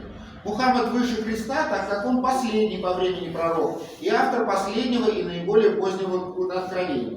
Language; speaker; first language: Russian; native; Russian